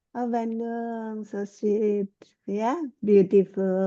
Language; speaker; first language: English; non-native, learner; Indonesian